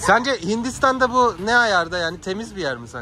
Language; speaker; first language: Turkish; native; Turkish